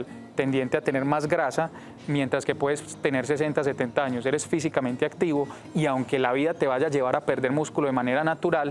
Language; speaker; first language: Spanish; native; Spanish